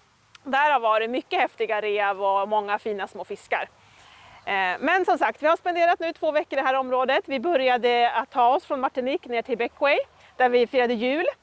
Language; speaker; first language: Swedish; native; Swedish